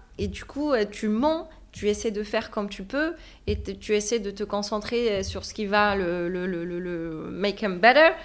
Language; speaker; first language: French; non-native, local second language; Arabic